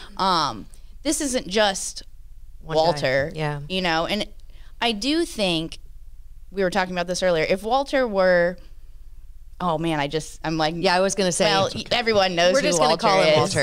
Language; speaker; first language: English; native; English